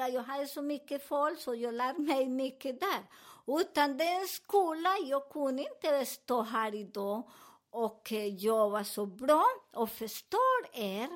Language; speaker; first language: Swedish; non-native, learner; Spanish